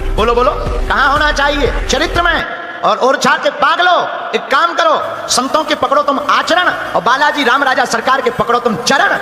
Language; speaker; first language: Hindi; native; Hindi